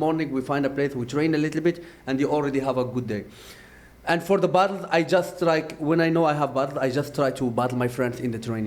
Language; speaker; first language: English; non-native, fluent; Arabic